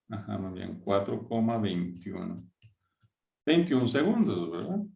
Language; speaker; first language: Spanish; native; Spanish